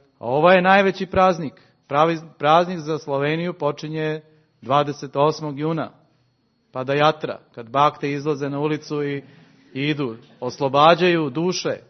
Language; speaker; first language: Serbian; native; Serbian